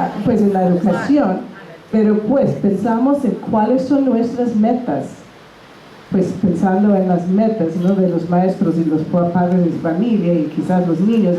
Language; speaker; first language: Spanish; non-native, fluent; English